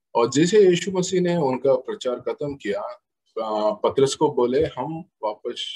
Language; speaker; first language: Hindi; non-native, local second language; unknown